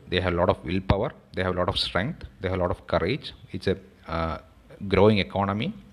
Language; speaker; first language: English; non-native, local second language; Malayalam